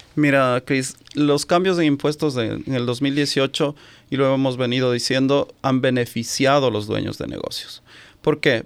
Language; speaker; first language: Spanish; native; Spanish